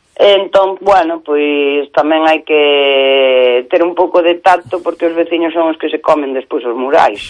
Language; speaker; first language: Galician; native; Galician